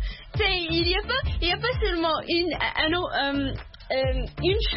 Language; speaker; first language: French; non-native, learner; Arabic